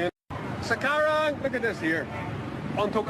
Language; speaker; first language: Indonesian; non-native, learner; English